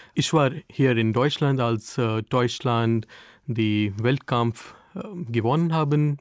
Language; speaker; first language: German; non-native, learner; Hindi